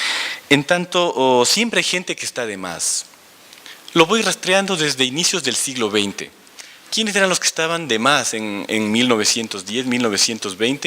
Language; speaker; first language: Spanish; native; Spanish